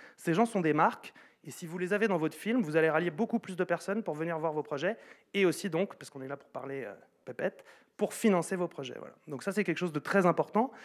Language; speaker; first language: French; native; French